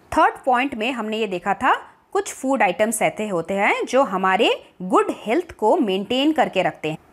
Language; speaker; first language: Hindi; non-native, local second language; Bangla